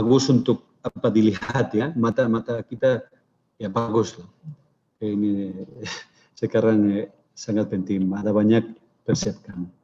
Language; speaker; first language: Indonesian; non-native, fluent; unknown